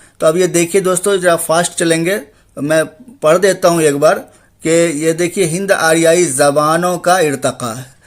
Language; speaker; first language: Urdu; native; Urdu